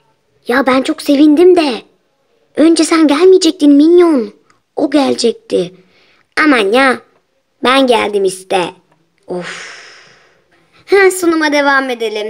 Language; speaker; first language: Turkish; native; Turkish